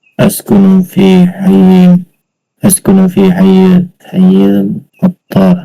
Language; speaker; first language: Arabic; non-native, learner; Indonesian